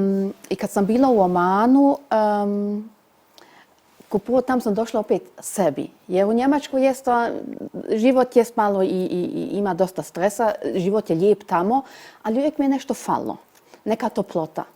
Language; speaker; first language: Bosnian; early bilingual, heritage; Bosnian